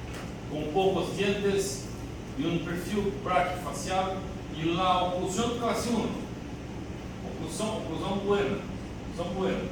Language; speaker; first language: Spanish; non-native, learner; Portuguese